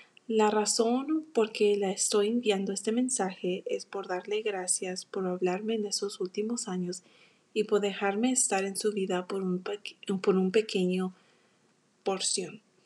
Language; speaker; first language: Spanish; early bilingual, heritage; Spanish